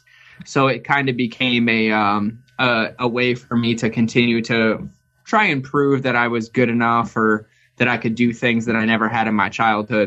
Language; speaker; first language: English; native; English